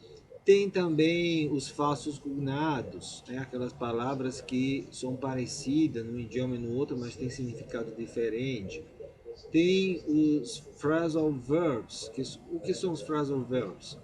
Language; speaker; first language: Portuguese; non-native, fluent; Italian